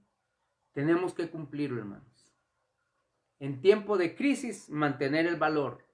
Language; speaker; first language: Spanish; native; Spanish